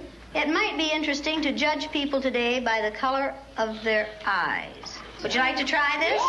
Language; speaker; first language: English; native; English